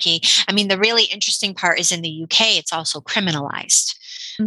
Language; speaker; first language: English; native; English